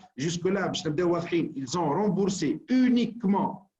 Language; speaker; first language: French; non-native, local second language; Arabic